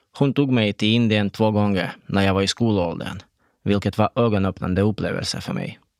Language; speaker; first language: Swedish; non-native, fluent; Russian